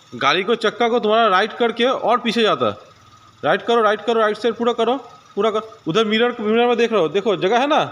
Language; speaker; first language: Hindi; non-native, local second language; Bangla